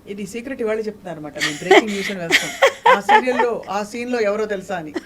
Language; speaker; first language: Telugu; native; Telugu